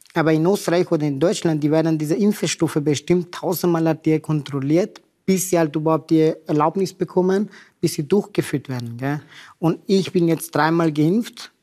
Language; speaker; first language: German; non-native, fluent; Persian